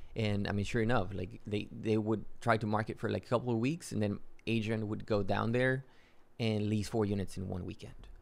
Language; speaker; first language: English; non-native, fluent; Spanish